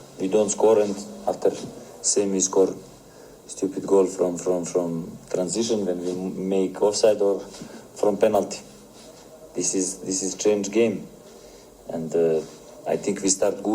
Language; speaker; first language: English; non-native, learner; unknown